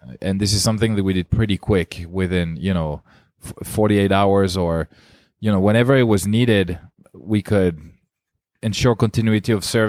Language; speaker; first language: English; non-native, fluent; French